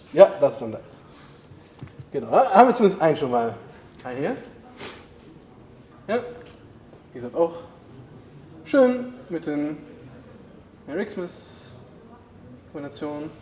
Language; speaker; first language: German; native; German